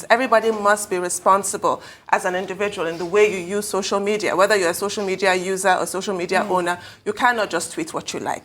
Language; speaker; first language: English; native; English